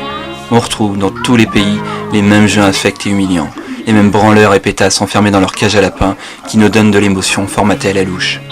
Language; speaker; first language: French; native; French